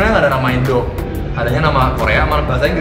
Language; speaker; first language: Indonesian; early bilingual, other home language; Korean